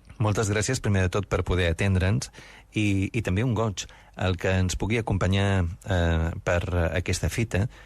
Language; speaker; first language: Catalan; native; Catalan